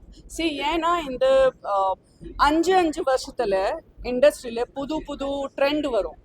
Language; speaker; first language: Tamil; non-native, fluent; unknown